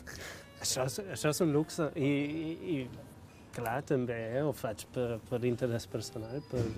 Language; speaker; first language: Catalan; non-native, fluent; German